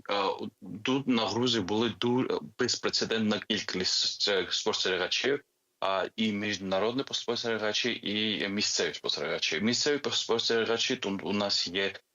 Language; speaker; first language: Ukrainian; non-native, fluent; Georgian